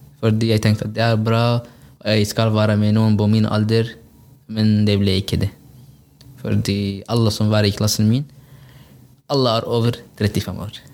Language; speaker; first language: Norwegian; non-native, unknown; Arabic